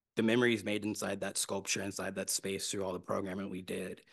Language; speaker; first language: English; native; English